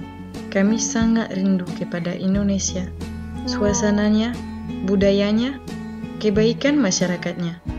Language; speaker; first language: Indonesian; non-native, fluent; French